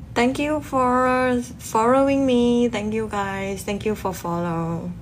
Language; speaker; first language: English; non-native, learner; Thai